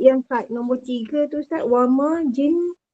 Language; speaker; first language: Malay; native; Malay